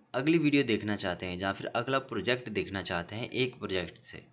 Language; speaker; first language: Hindi; native; Hindi